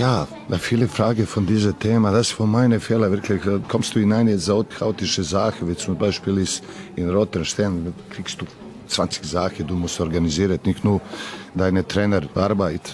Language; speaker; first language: German; non-native, learner; Serbian